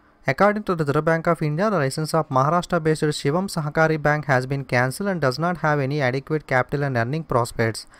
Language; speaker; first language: English; non-native, local second language; Telugu